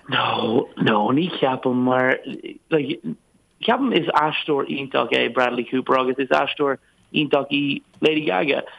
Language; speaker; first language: Irish; non-native, local second language; English